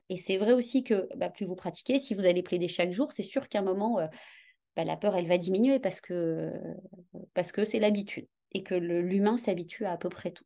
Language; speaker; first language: French; native; French